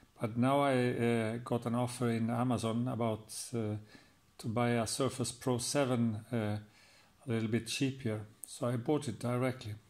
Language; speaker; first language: English; non-native, fluent; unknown